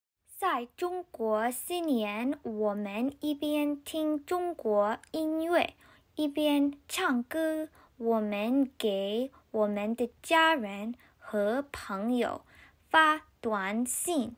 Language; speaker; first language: Chinese; non-native, learner; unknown